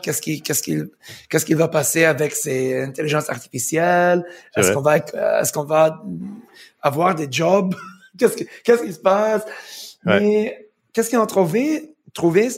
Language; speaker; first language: French; non-native, fluent; English